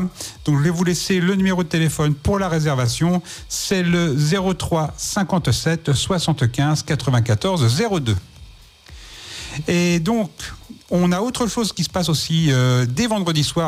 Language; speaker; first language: French; native; French